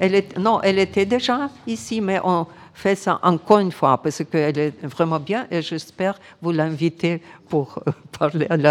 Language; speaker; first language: French; non-native, fluent; Ukrainian